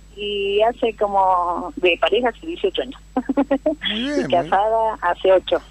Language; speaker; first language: Spanish; native; Spanish